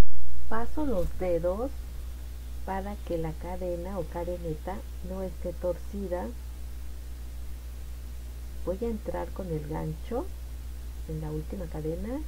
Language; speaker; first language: Spanish; native; Spanish